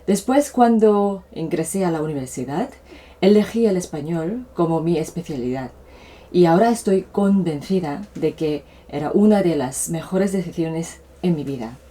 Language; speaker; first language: Spanish; non-native, fluent; Korean